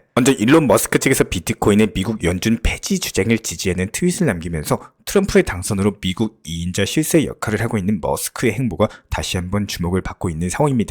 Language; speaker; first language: Korean; native; Korean